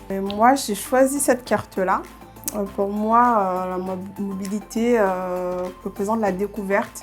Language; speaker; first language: French; native; French